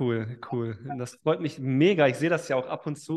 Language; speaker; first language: German; native; German